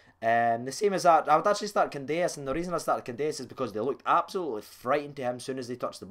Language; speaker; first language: English; native; English